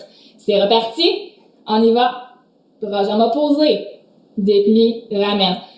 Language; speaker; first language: French; native; French